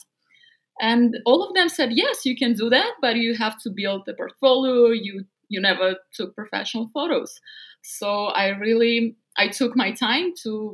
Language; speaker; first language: English; non-native, fluent; Russian